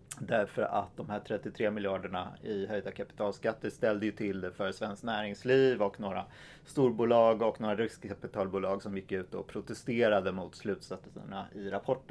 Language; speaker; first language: Swedish; native; Swedish